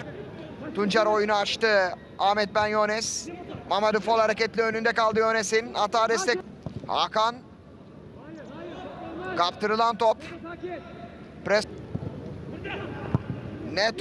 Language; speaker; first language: Turkish; native; Turkish